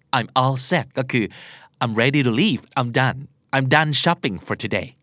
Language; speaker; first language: English; non-native, fluent; Thai